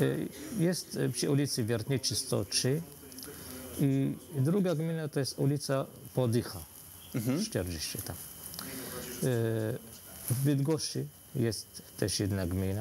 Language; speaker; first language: Polish; non-native, fluent; Arabic